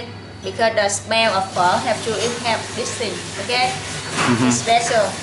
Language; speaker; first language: English; non-native, learner; Vietnamese